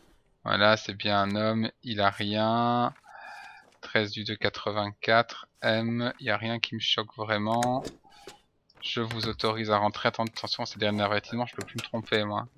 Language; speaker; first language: French; native; French